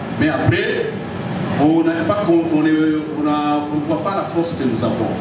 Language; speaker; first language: French; non-native, local second language; Lingala